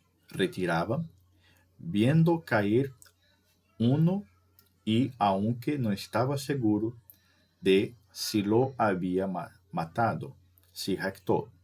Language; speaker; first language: Spanish; non-native, fluent; Portuguese